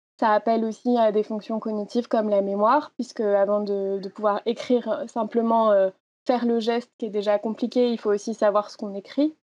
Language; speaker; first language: French; native; French